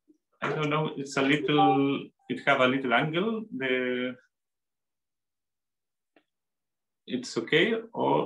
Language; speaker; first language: English; non-native, fluent; Spanish